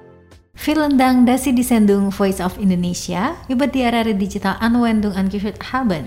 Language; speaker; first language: German; non-native, fluent; Indonesian